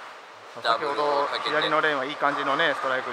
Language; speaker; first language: Japanese; native; Japanese